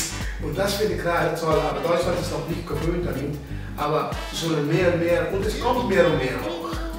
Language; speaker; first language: German; non-native, fluent; Papiamento